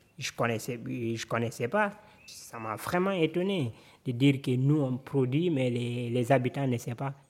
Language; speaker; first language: French; non-native, local second language; Fula